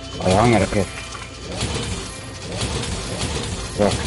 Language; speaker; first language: Swedish; early bilingual, other home language; Turkish